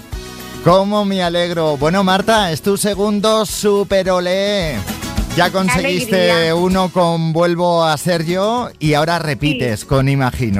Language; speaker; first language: Spanish; native; Spanish